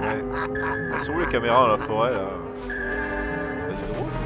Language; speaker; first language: French; native; French